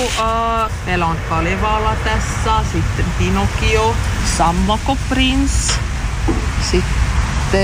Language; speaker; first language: Finnish; non-native, learner; Russian